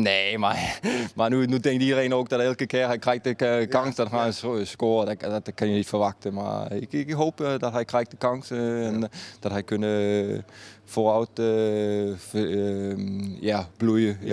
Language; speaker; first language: Dutch; non-native, fluent; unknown